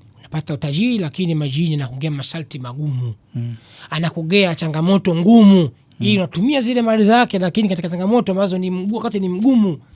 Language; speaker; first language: Swahili; native; Swahili